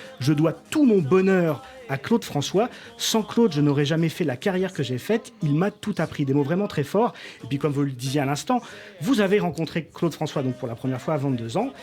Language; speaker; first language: French; native; French